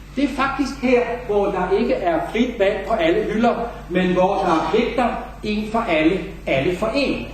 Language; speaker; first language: Danish; native; Danish